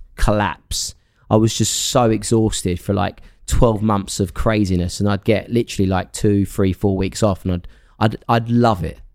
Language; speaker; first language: English; native; English